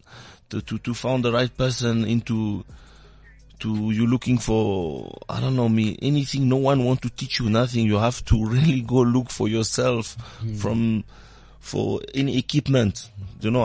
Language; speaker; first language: English; non-native, fluent; French